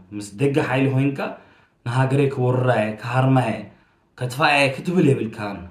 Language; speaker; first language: Tigrinya; early bilingual, heritage; Tigrinya